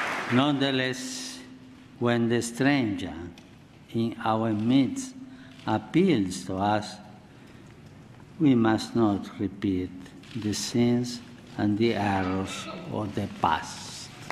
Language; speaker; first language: English; non-native, learner; Spanish